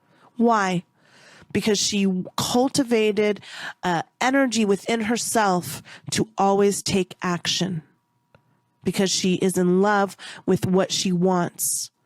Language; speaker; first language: English; native; English